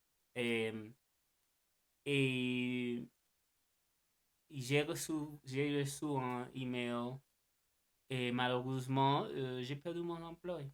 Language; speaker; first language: French; non-native, learner; English